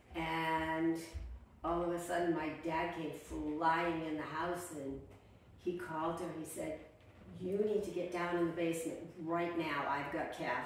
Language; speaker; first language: English; native; English